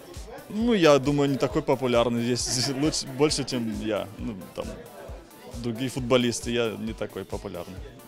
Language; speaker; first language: Russian; early bilingual, heritage; Russian